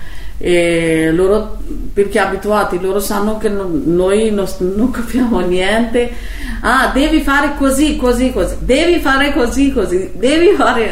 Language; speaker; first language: Italian; non-native, learner; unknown